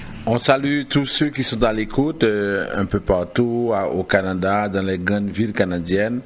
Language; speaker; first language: French; native; French